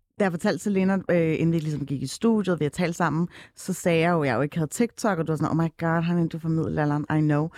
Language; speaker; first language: Danish; early bilingual, other home language; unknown